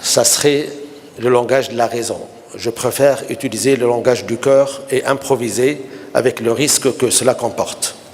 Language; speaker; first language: French; non-native, local second language; Arabic